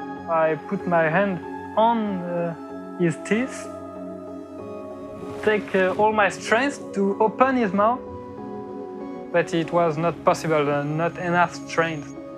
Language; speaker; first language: English; non-native, fluent; French